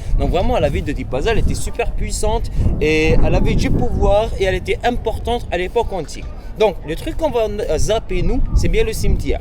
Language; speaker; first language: French; non-native, local second language; Arabic